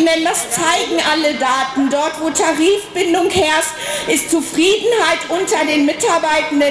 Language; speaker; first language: German; native; German